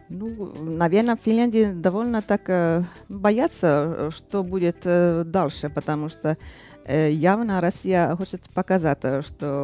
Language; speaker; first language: Russian; non-native, fluent; Finnish